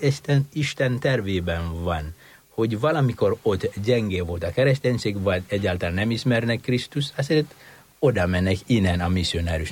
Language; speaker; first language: Hungarian; non-native, fluent; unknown